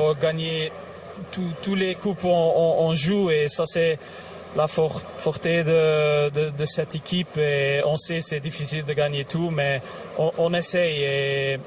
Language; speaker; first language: French; non-native, local second language; Dutch